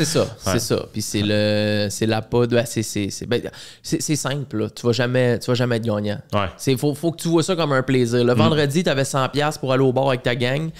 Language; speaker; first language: French; native; French